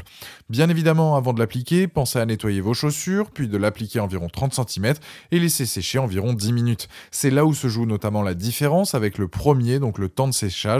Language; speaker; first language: French; native; French